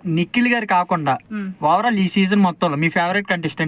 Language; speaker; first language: Telugu; native; Telugu